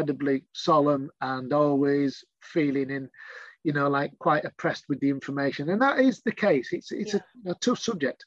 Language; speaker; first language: English; native; English